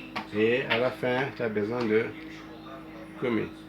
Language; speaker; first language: French; non-native, fluent; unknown